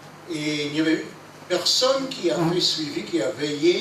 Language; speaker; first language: French; non-native, fluent; English